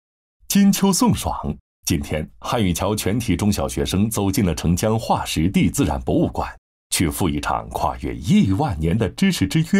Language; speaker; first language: Chinese; native; Chinese